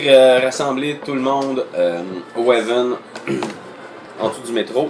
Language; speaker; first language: French; native; French